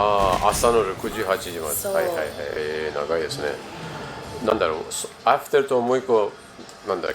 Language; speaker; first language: Japanese; non-native, learner; English